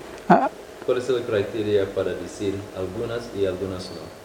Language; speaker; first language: Spanish; non-native, fluent; English